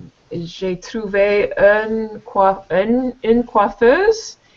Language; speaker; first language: French; non-native, learner; English